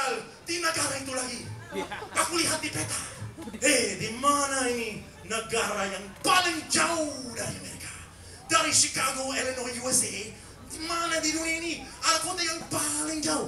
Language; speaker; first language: Indonesian; non-native, fluent; English